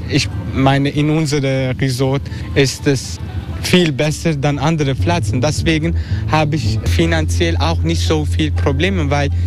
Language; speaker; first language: German; non-native, learner; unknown